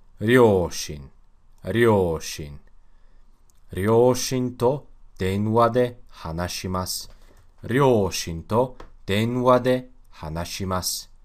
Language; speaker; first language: Japanese; non-native, learner; Russian